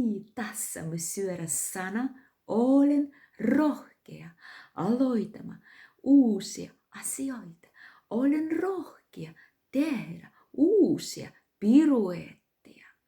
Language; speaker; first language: Finnish; non-native, learner; Russian